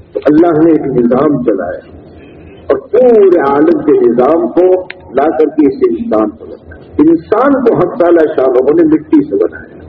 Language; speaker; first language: Urdu; native; Urdu